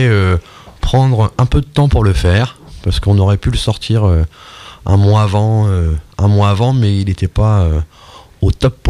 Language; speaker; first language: French; native; French